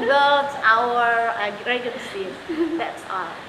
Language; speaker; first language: English; non-native, learner; Indonesian